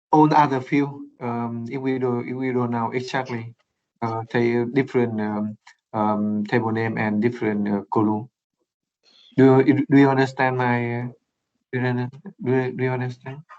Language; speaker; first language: English; non-native, learner; Vietnamese